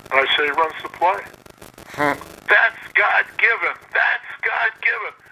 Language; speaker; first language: English; native; English